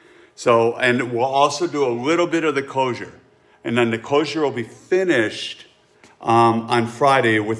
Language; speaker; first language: English; native; English